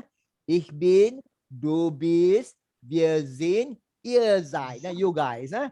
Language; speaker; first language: German; non-native, learner; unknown